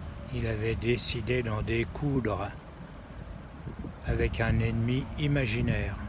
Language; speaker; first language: French; native; French